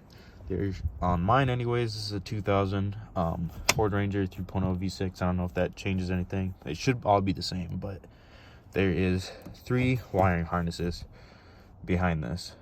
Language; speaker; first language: English; native; English